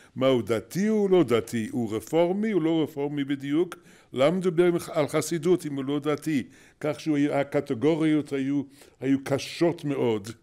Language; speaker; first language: Hebrew; non-native, fluent; English